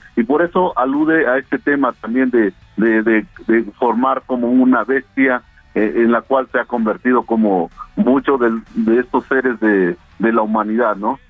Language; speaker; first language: Spanish; non-native, local second language; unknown